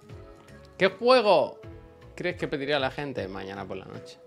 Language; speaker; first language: Spanish; native; Spanish